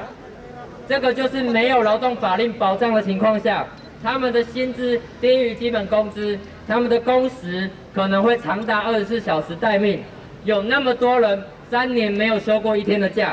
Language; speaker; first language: Chinese; native; Chinese